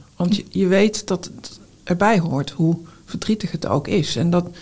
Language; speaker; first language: Dutch; native; Dutch